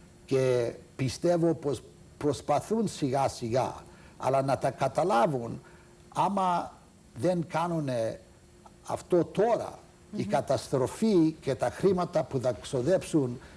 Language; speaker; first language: Greek; early bilingual, heritage; Greek